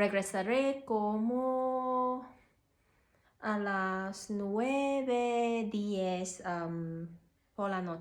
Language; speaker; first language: Spanish; non-native, learner; Cantonese